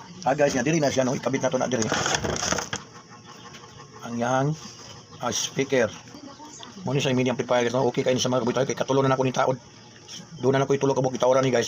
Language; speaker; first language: Cebuano; native; Cebuano